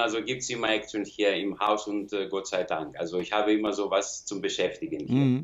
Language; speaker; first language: German; non-native, learner; Greek